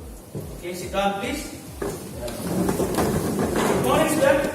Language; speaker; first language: English; non-native, learner; Indonesian